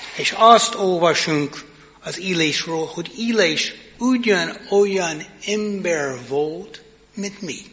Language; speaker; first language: Hungarian; non-native, learner; English